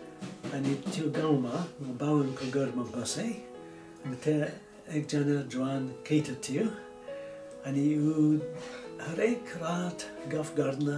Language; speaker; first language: Nepali; non-native, fluent; English